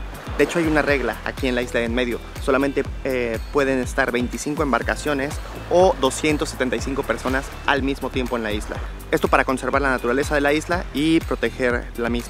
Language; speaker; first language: Spanish; native; Spanish